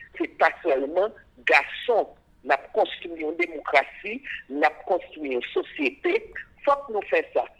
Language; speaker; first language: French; non-native, local second language; Haitian Creole